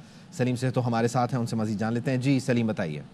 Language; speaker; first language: Urdu; native; Urdu